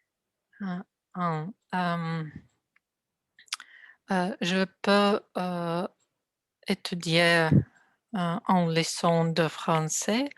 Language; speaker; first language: French; non-native, learner; Russian